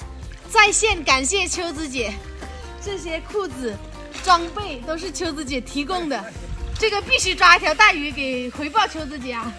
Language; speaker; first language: Chinese; non-native, local second language; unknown